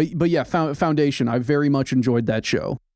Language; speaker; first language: English; native; English